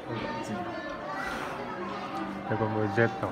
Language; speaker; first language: Japanese; non-native, learner; Sundanese